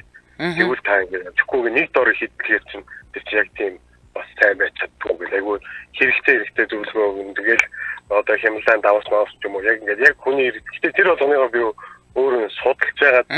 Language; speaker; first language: Mongolian; native; Mongolian